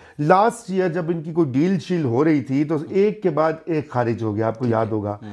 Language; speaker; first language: Urdu; non-native, local second language; Punjabi